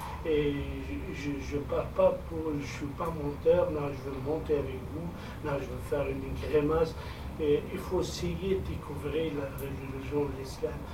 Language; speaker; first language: French; non-native, fluent; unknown